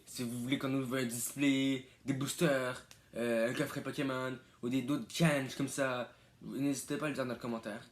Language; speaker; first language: French; native; French